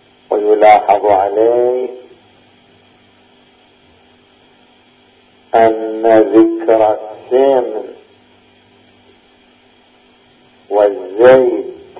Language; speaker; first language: Arabic; native; Arabic